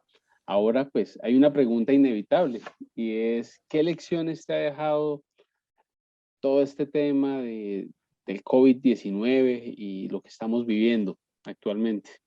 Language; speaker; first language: Spanish; native; Spanish